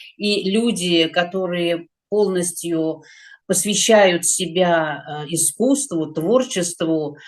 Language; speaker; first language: Russian; native; Russian